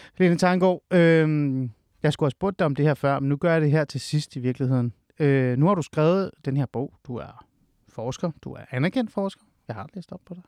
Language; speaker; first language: Danish; early bilingual, other home language; Persian